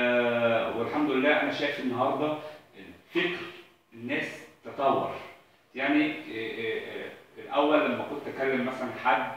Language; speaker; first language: Arabic; native; Arabic